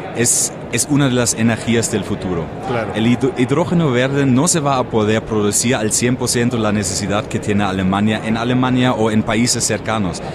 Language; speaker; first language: Spanish; non-native, fluent; German